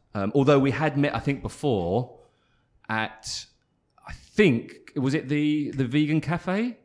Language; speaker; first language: English; native; English